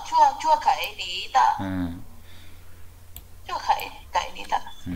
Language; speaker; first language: Chinese; non-native, learner; Vietnamese